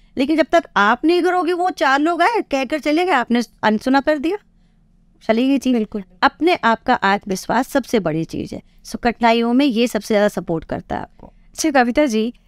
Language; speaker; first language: Hindi; native; Hindi